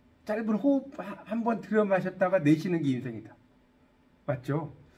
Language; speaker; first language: Korean; native; Korean